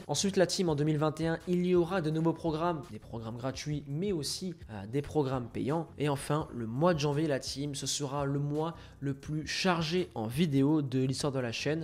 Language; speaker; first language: French; native; French